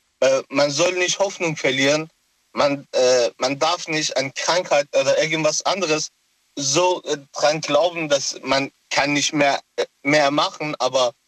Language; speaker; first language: German; non-native, local second language; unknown